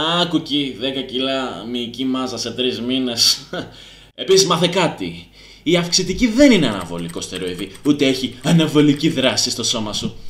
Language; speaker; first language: Greek; early bilingual, other home language; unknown